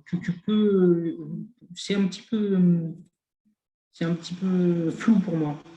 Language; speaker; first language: French; native; French